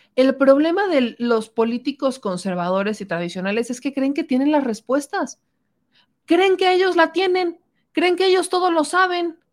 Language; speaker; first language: Spanish; native; Spanish